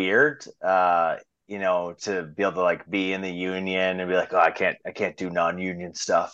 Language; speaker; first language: English; native; English